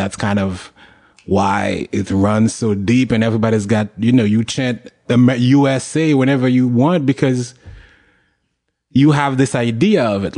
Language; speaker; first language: English; non-native, fluent; Haitian Creole